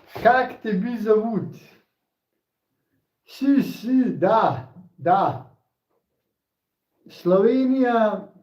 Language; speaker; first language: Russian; non-native, learner; Slovenian